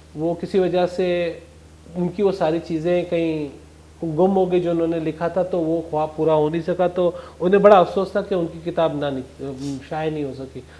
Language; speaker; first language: Urdu; non-native, local second language; Gujarati